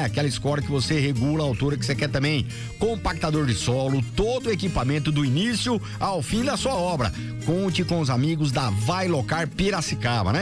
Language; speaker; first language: Portuguese; native; Portuguese